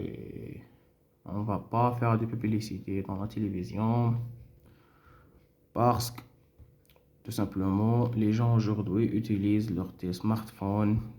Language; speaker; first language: French; non-native, local second language; Arabic